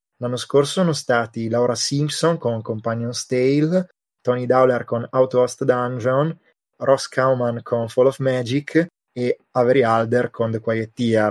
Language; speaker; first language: Italian; native; Italian